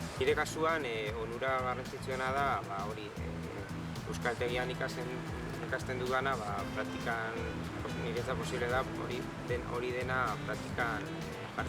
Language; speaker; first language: Basque; non-native, learner; Spanish